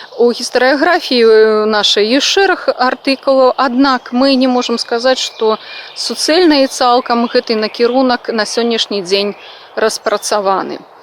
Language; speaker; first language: Belarusian; non-native, local second language; Russian